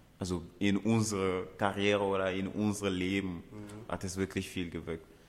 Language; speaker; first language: German; non-native, fluent; Ewe